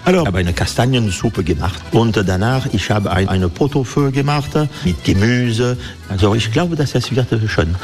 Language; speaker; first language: German; non-native, learner; French